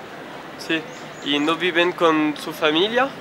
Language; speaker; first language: Spanish; non-native, fluent; French